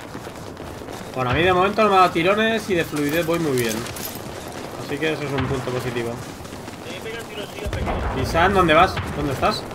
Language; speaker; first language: Spanish; native; Spanish